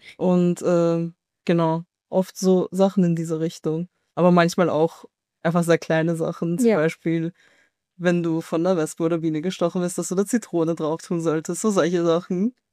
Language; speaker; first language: German; native; German